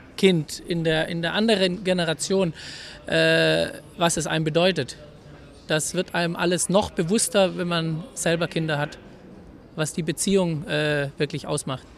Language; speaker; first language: German; native; German